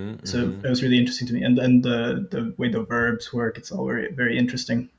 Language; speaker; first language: English; non-native, fluent; Norwegian